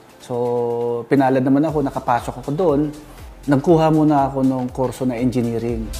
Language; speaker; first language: Filipino; non-native, local second language; Hiligaynon